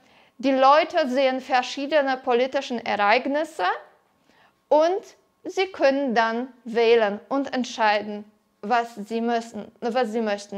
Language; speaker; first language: German; non-native, fluent; Polish